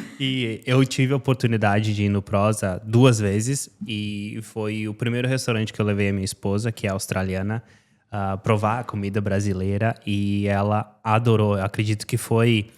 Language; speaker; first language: Portuguese; native; Portuguese